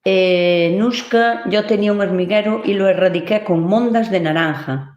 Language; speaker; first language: Spanish; non-native, local second language; Galician